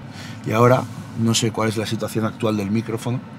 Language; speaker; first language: Spanish; native; Spanish